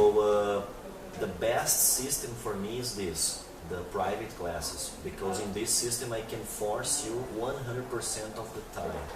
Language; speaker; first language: English; non-native, fluent; Portuguese